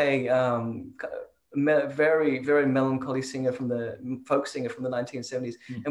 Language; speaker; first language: English; native; English